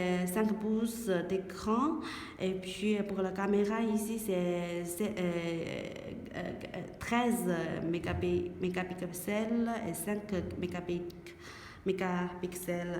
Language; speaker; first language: French; non-native, learner; Chinese